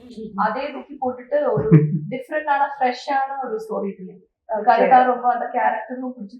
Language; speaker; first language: Tamil; non-native, fluent; Malayalam